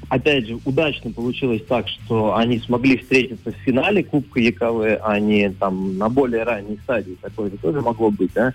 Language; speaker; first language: Russian; native; Russian